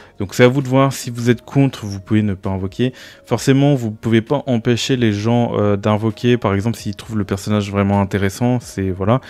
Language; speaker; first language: French; native; French